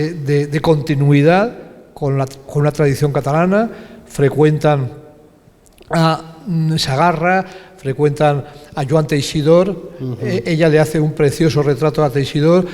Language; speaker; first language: Spanish; native; Spanish